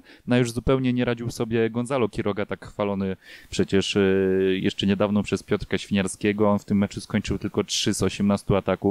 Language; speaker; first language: Polish; native; Polish